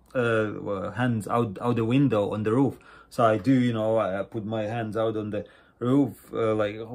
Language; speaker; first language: English; non-native, fluent; Latvian